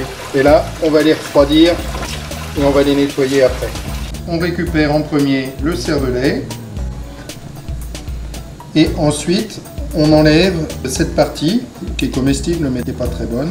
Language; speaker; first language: French; native; French